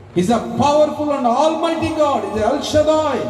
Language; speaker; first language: English; non-native, local second language; Telugu